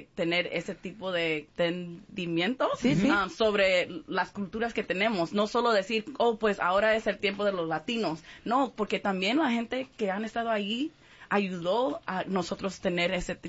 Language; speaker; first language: Spanish; early bilingual, heritage; Spanish